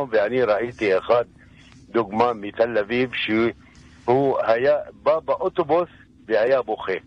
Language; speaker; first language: Hebrew; non-native, local second language; Arabic